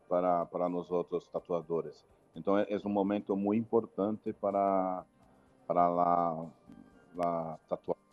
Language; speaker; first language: Spanish; non-native, learner; Portuguese